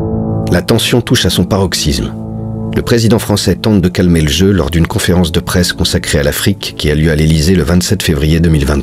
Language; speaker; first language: French; native; French